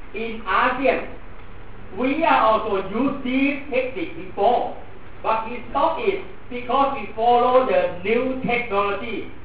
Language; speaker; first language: English; non-native, fluent; Thai